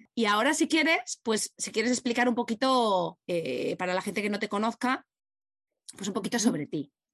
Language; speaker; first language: Spanish; native; Spanish